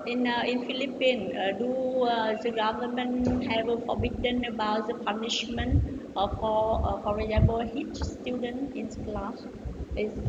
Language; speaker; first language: English; non-native, learner; Vietnamese